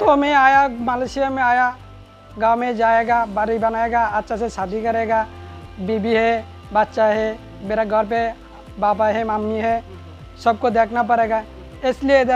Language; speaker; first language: Hindi; non-native, learner; Bangla